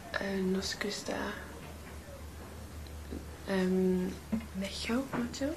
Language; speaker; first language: Spanish; non-native, learner; English